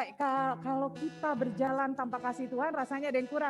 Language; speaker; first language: Indonesian; native; Indonesian